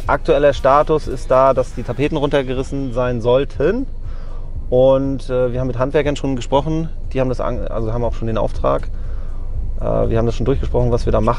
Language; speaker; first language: German; native; German